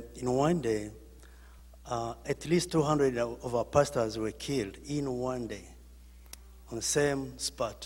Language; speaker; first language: English; non-native, local second language; Kinyarwanda